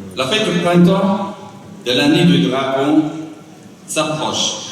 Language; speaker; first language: French; non-native, fluent; Chinese